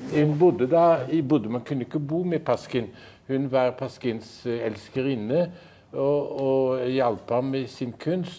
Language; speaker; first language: Norwegian; early bilingual, heritage; Norwegian